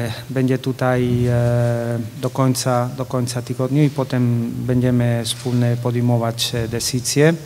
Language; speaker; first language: Polish; non-native, fluent; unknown